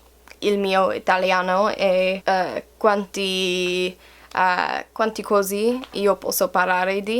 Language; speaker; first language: Italian; non-native, learner; English